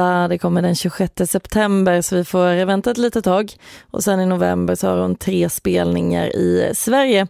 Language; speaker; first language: Swedish; native; Swedish